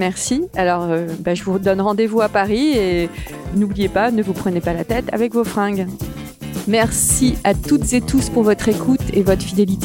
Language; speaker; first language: French; native; French